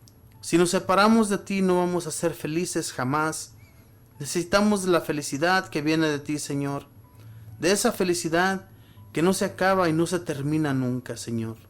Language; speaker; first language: Spanish; native; Spanish